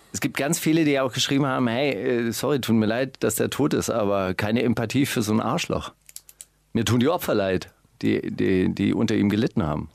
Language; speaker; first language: German; native; German